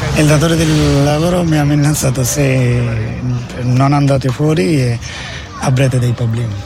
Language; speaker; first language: Italian; non-native, learner; Bangla